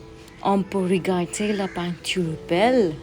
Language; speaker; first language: French; non-native, learner; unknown